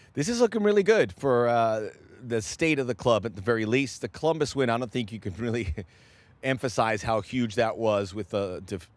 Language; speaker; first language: English; native; English